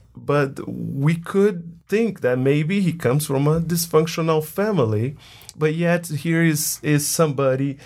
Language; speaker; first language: English; non-native, fluent; Portuguese